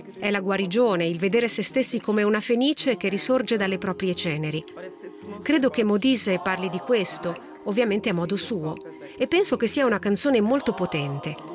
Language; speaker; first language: Italian; native; Italian